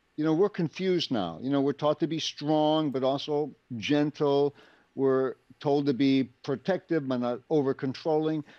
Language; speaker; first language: English; native; English